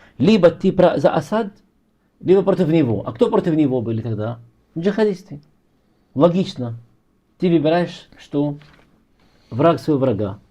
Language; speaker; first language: Russian; non-native, fluent; Arabic